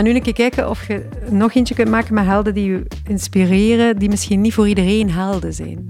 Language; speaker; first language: Dutch; native; Dutch